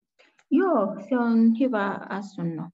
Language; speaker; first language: Finnish; non-native, learner; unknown